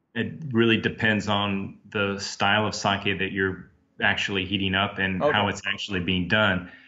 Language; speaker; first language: English; native; English